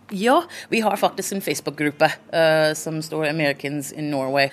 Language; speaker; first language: Norwegian; non-native, fluent; English